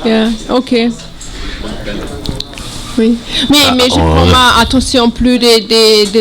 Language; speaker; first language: French; non-native, learner; German